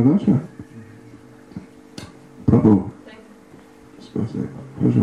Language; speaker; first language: Russian; non-native, learner; English